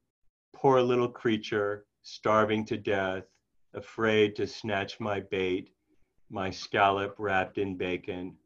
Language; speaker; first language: English; native; English